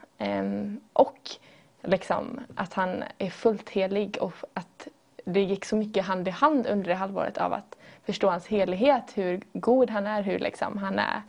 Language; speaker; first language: Swedish; native; Swedish